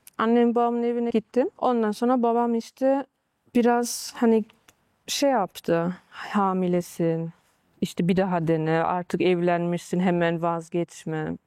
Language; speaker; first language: Turkish; early bilingual, heritage; Turkish